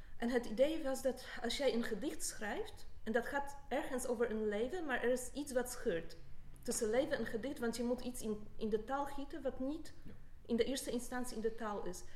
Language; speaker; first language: Dutch; non-native, fluent; Polish